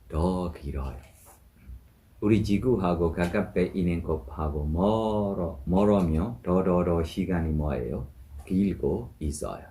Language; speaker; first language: Korean; non-native, fluent; Burmese